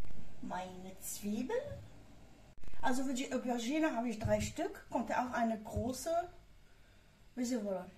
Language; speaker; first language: German; non-native, fluent; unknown